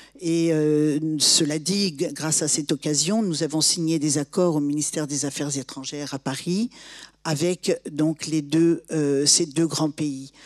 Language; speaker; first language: French; native; French